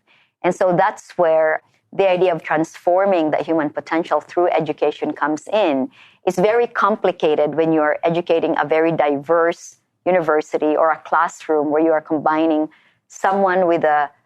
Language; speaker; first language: English; non-native, local second language; Filipino